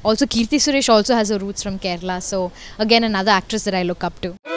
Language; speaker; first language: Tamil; non-native, learner; Malayalam